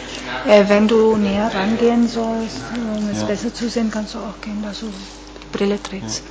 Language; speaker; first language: German; non-native, fluent; Italian